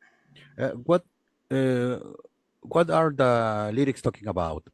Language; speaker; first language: English; non-native, learner; Spanish